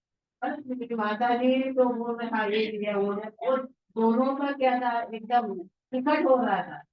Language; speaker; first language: Hindi; non-native, local second language; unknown